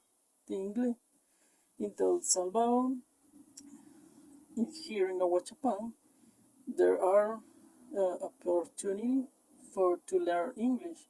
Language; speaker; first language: English; non-native, learner; Spanish